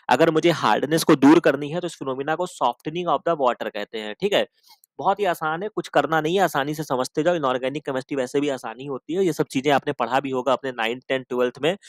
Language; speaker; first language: Hindi; native; Hindi